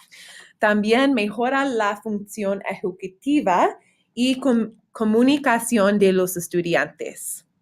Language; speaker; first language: Spanish; non-native, fluent; English